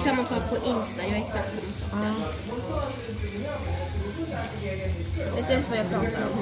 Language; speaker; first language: Swedish; early bilingual, other home language; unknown